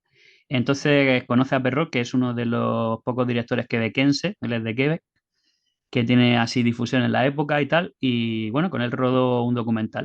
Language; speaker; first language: Spanish; native; Spanish